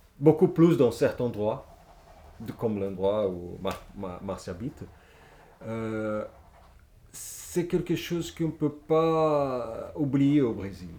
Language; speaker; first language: French; non-native, fluent; Portuguese